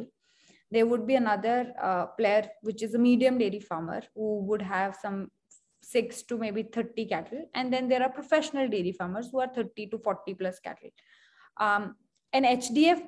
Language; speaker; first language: English; non-native, local second language; Hindi